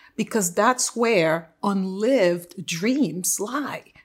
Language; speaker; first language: English; non-native, fluent; Haitian Creole